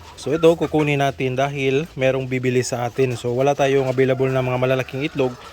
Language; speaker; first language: Filipino; native; Filipino